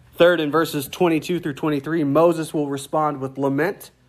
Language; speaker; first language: English; native; English